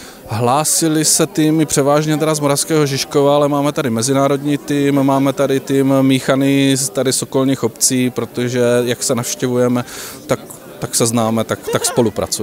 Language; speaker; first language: Czech; native; Czech